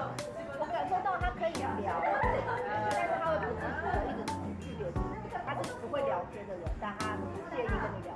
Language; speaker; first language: Chinese; native; Chinese